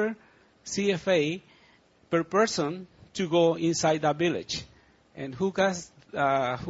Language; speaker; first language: English; non-native, learner; Spanish